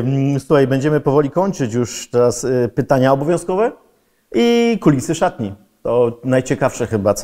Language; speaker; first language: Polish; native; Polish